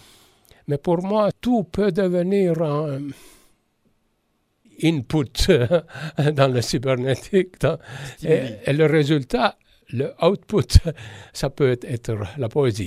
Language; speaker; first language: French; non-native, fluent; Estonian